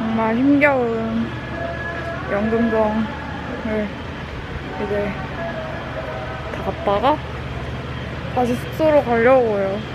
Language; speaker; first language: Korean; native; Korean